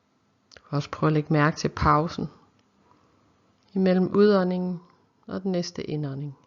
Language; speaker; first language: Danish; native; Danish